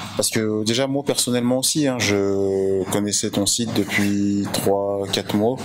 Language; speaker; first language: French; native; French